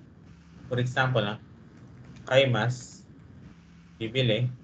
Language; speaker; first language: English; non-native, local second language; Filipino